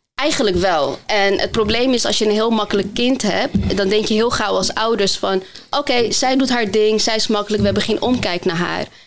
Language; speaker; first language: Dutch; early bilingual, other home language; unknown